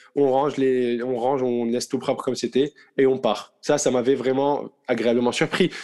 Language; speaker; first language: French; non-native, local second language; Arabic